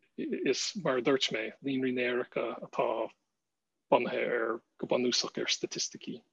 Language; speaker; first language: Irish; non-native, fluent; English